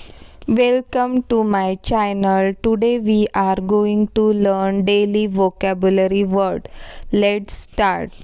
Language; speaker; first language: English; non-native, local second language; Hindi